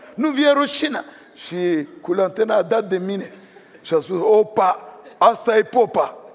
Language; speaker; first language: Romanian; non-native, fluent; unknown